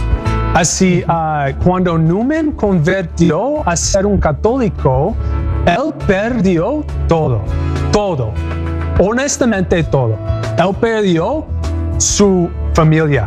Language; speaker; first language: Spanish; non-native, learner; English